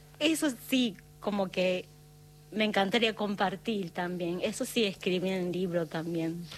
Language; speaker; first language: Spanish; non-native, learner; Japanese